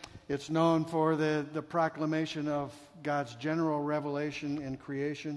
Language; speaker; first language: English; native; English